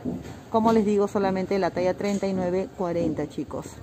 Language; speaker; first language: Spanish; native; Spanish